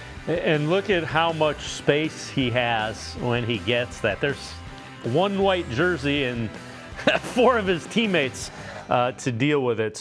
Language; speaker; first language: English; native; English